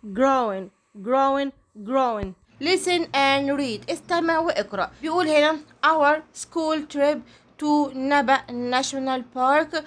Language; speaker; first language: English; non-native, fluent; Arabic